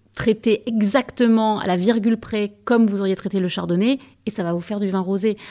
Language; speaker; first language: French; native; French